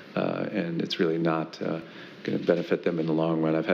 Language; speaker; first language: English; early bilingual, other home language; Spanish